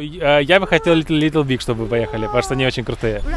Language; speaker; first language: Russian; native; Russian